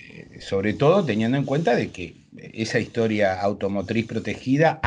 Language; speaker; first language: Spanish; native; Spanish